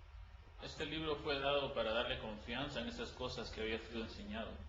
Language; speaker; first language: Spanish; native; Spanish